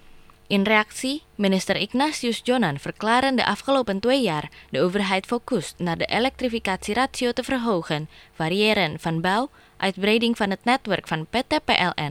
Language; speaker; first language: Dutch; non-native, fluent; Indonesian